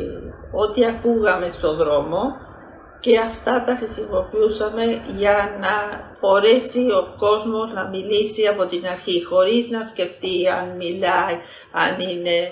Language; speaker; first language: Greek; early bilingual, heritage; Greek